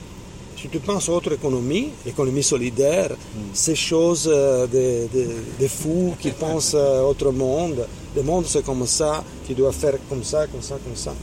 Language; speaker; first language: French; non-native, fluent; Italian